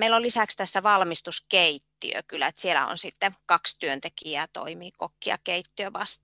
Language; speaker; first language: Finnish; native; Finnish